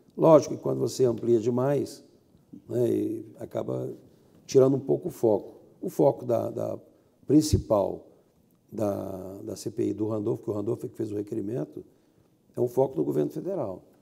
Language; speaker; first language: Portuguese; native; Portuguese